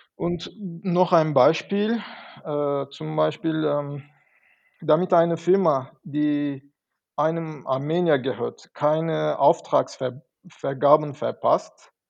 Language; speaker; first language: German; non-native, fluent; Turkish